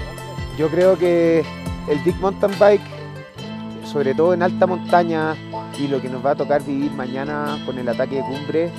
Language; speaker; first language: Spanish; native; Spanish